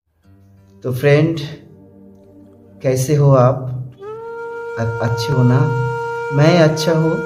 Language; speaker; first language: Hindi; non-native, local second language; Bangla